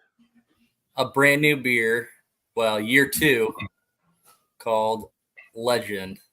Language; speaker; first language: English; native; English